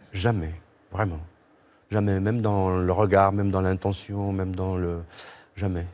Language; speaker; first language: French; non-native, local second language; Kabyle